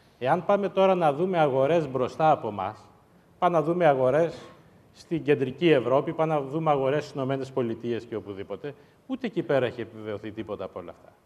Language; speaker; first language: Greek; native; Greek